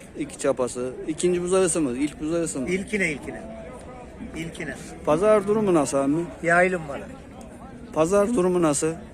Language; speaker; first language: Turkish; native; Turkish